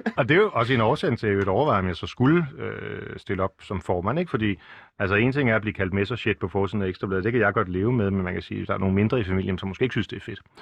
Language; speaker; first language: Danish; native; Danish